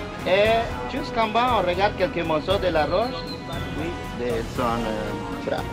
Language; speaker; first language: French; non-native, fluent; Spanish